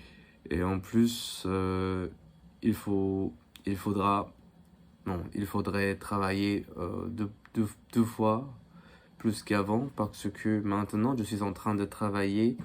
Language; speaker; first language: French; non-native, fluent; Korean